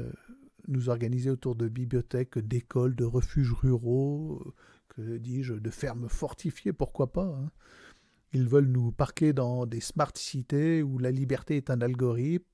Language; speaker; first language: French; native; French